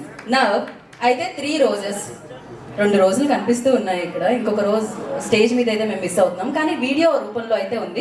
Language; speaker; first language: Telugu; native; Telugu